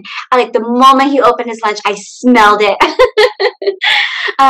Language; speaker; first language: English; early bilingual, other home language; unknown